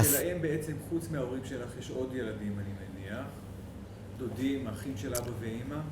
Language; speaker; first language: Hebrew; native; Hebrew